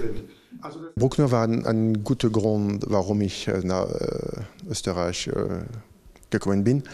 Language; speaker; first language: German; non-native, fluent; French